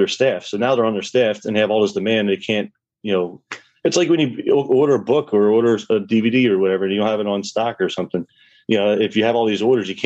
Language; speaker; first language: English; native; English